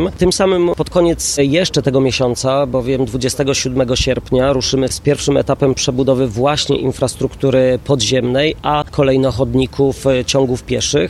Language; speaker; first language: Polish; native; Polish